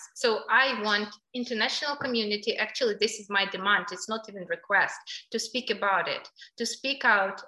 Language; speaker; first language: English; non-native, fluent; Ukrainian